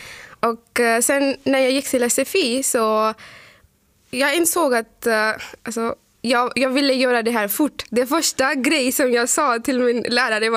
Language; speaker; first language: Swedish; non-native, fluent; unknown